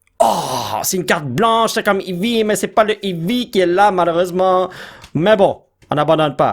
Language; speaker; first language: French; native; French